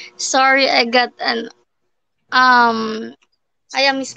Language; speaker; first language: English; non-native, local second language; Filipino